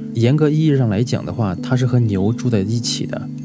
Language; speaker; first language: Chinese; native; Chinese